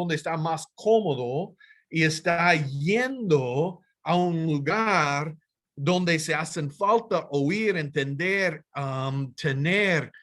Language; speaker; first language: Spanish; non-native, fluent; English